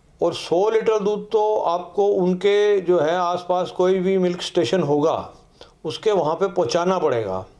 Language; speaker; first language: Hindi; non-native, local second language; Punjabi